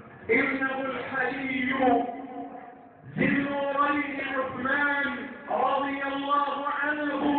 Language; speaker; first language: Arabic; native; Arabic